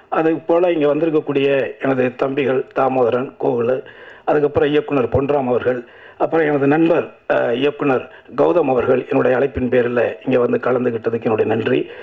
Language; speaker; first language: Tamil; native; Tamil